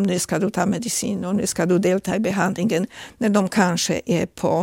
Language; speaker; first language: Swedish; non-native, fluent; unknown